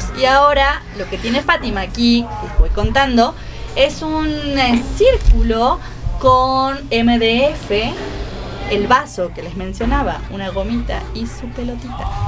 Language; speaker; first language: Spanish; native; Spanish